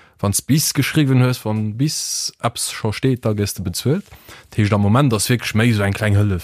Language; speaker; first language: Luxembourgish; early bilingual, other home language; Portuguese